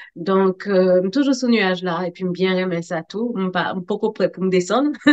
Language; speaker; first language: French; native; French